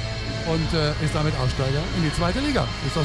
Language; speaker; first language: German; native; German